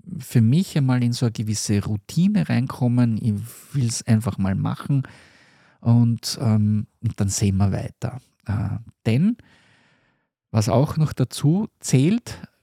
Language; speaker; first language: German; native; German